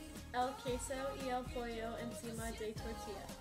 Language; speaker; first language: Spanish; non-native, learner; English